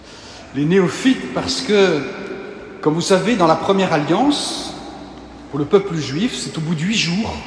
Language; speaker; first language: French; native; French